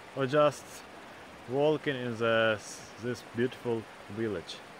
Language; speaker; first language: English; non-native, fluent; Ukrainian